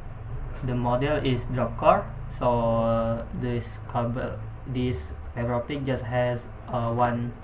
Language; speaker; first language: English; non-native, learner; Indonesian